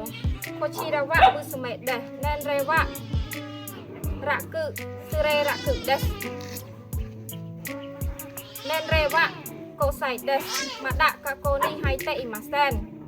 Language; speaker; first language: Japanese; non-native, learner; Khmer